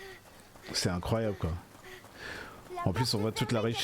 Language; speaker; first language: French; native; French